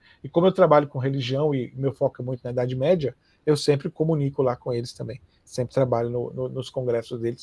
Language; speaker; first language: Portuguese; native; Portuguese